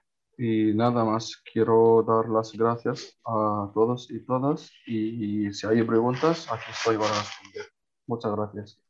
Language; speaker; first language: Spanish; non-native, learner; Arabic